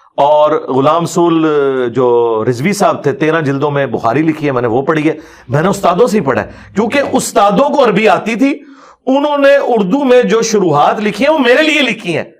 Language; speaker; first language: Urdu; non-native, local second language; Punjabi